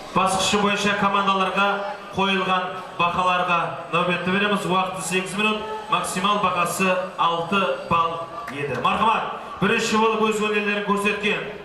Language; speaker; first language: Uzbek; non-native, local second language; Kara-Kalpak